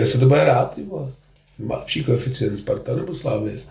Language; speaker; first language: Czech; native; Czech